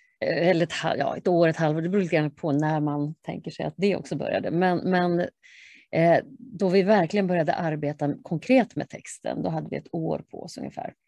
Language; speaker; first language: Swedish; native; Swedish